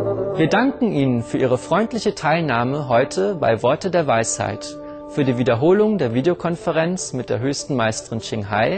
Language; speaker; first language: German; native; German